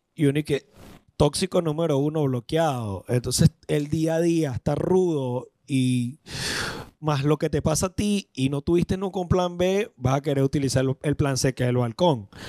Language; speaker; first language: Spanish; native; Spanish